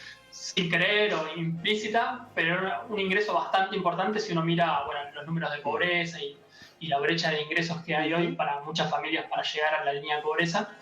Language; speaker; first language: Spanish; native; Spanish